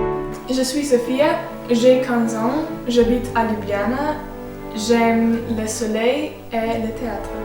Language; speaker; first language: French; non-native, learner; Slovenian